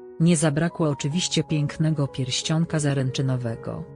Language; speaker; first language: Polish; native; Polish